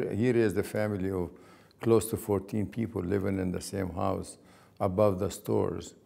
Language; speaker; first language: English; non-native, fluent; Arabic